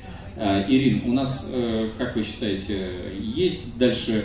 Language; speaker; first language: Russian; native; Russian